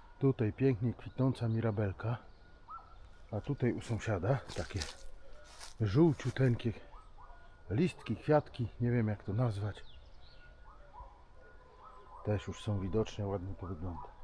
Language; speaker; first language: Polish; native; Polish